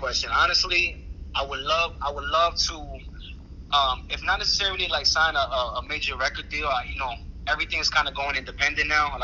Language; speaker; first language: English; native; English